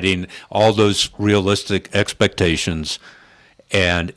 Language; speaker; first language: English; native; English